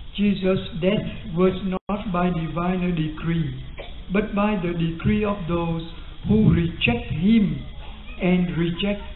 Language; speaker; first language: English; non-native, fluent; Vietnamese